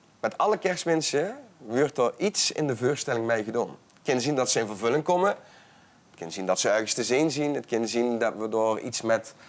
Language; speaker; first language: Dutch; native; Dutch